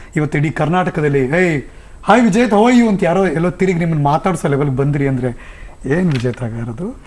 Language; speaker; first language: Kannada; native; Kannada